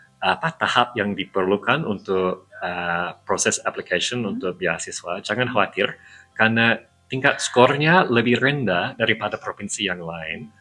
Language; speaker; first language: Indonesian; non-native, fluent; English